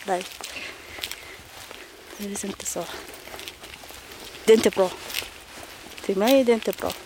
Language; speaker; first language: Swedish; non-native, learner; Somali